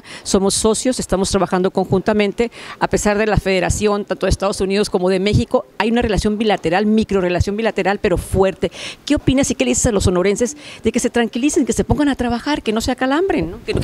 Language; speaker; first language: Spanish; native; Spanish